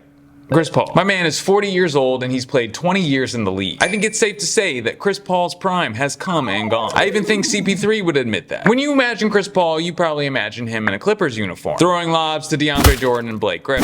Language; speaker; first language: English; native; English